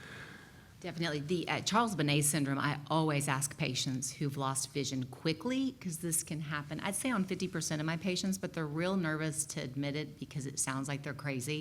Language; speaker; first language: English; native; English